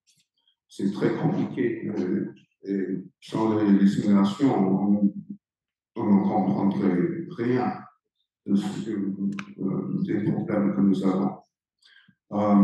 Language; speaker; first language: French; non-native, fluent; English